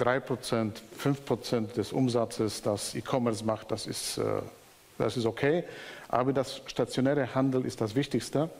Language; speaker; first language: German; non-native, fluent; Polish